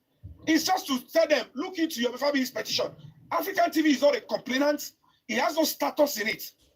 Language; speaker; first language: English; non-native, local second language; Yoruba